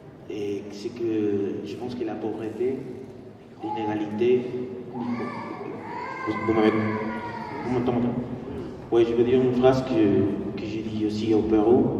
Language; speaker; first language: French; non-native, fluent; Spanish